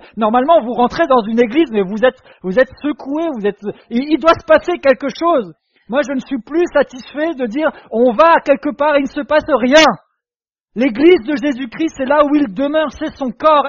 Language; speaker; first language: French; native; French